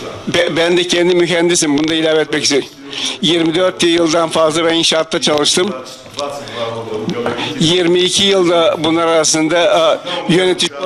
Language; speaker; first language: Turkish; non-native, fluent; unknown